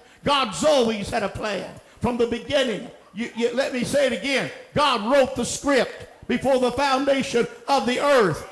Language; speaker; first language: English; native; English